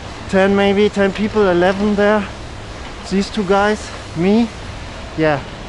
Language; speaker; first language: English; non-native, learner; German